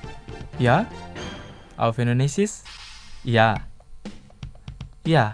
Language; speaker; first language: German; non-native, fluent; Indonesian